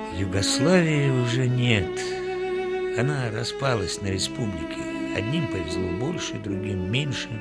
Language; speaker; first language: Russian; native; Russian